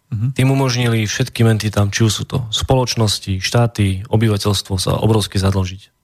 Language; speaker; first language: Slovak; native; Slovak